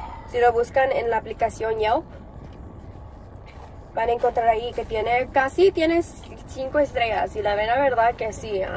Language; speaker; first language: Spanish; early bilingual, heritage; Spanish